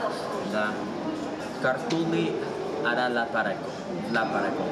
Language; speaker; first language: Russian; non-native, learner; English